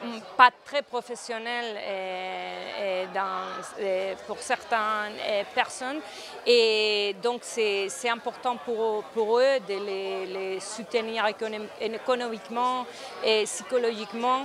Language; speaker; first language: French; non-native, fluent; Spanish